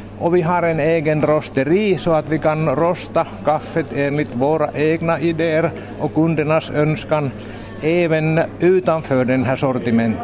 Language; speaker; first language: Swedish; non-native, local second language; Finnish